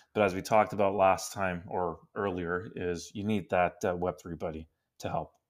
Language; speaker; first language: English; non-native, fluent; Spanish